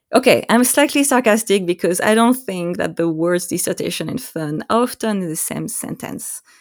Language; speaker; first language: English; non-native, fluent; French